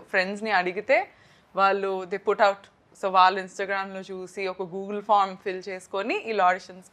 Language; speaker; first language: Telugu; native; Telugu